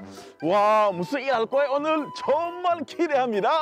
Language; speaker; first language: Korean; non-native, fluent; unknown